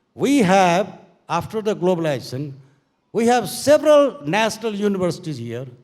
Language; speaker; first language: English; non-native, local second language; Nepali